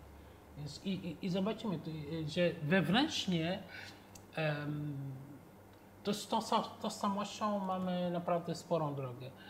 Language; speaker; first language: Polish; non-native, fluent; Wolof